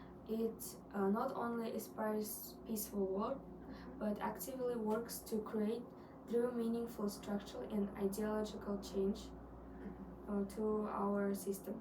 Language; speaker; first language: English; non-native, learner; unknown